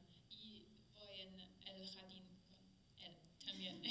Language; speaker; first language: Spanish; non-native, learner; German